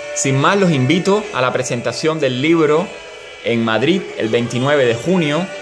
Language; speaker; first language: Spanish; native; Spanish